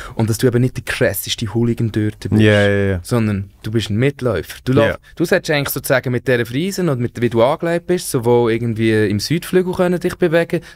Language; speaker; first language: German; native; German